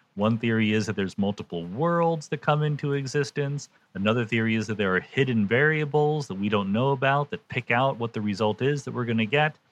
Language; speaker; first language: English; native; English